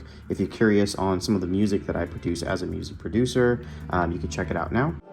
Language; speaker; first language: English; native; English